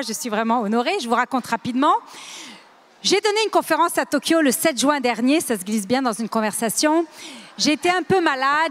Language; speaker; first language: French; native; French